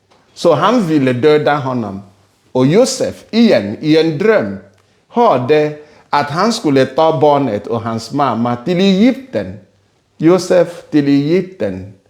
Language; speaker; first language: Swedish; non-native, fluent; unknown